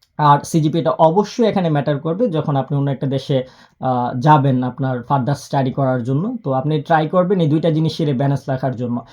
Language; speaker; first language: Bangla; native; Bangla